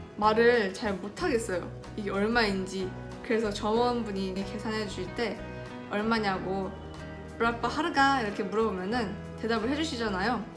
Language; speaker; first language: Korean; native; Korean